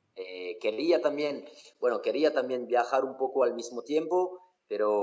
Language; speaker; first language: Spanish; non-native, fluent; French